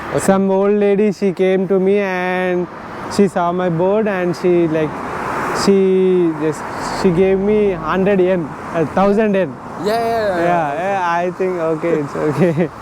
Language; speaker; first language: English; non-native, local second language; Telugu